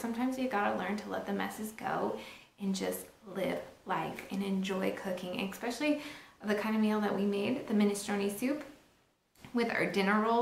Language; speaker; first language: English; native; English